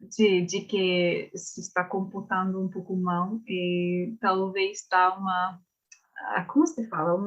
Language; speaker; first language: Portuguese; non-native, learner; English